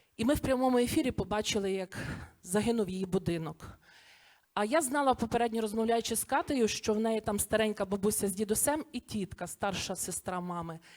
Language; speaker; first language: Ukrainian; native; Ukrainian